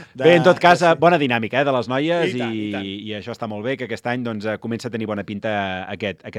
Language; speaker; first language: Catalan; native; Catalan